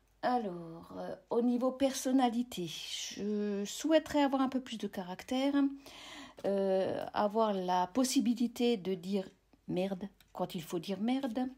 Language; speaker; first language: French; native; French